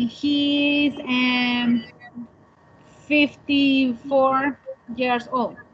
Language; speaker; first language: English; non-native, learner; Spanish